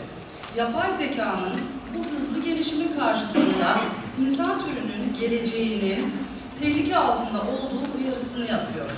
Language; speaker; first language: Turkish; native; Turkish